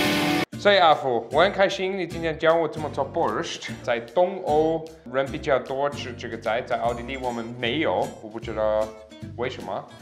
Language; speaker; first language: Chinese; non-native, learner; German